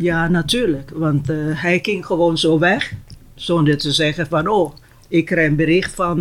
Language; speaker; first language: Dutch; non-native, local second language; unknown